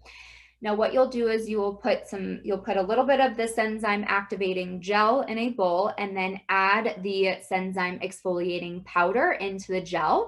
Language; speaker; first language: English; native; English